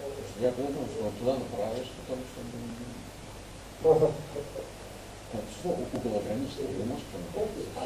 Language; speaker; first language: Russian; non-native, learner; Polish